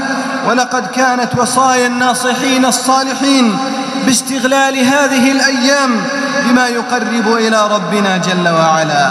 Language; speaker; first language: Arabic; native; Arabic